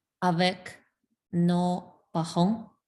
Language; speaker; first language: French; non-native, learner; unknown